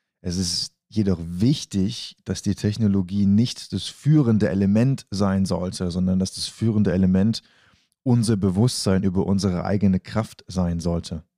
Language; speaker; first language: German; native; German